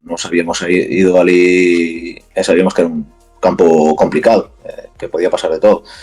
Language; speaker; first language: Spanish; native; Spanish